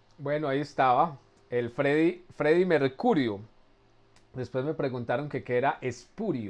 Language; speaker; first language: Spanish; native; Spanish